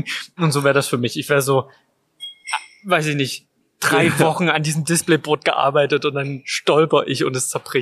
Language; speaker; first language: German; native; German